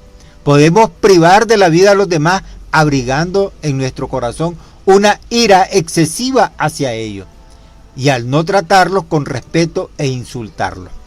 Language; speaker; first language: Spanish; native; Spanish